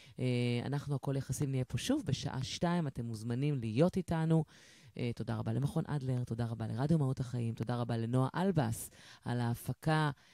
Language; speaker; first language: Hebrew; native; Hebrew